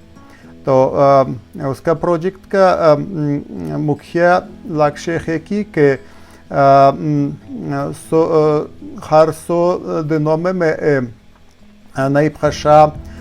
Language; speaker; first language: Hindi; non-native, learner; Russian